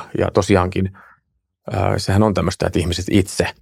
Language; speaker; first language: Finnish; native; Finnish